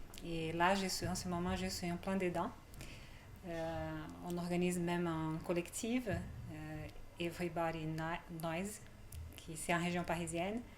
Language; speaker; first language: French; non-native, fluent; Portuguese